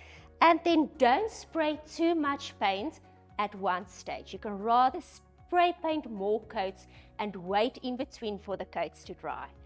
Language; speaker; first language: English; non-native, local second language; Afrikaans